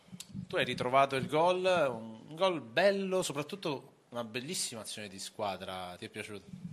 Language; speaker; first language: Italian; native; Italian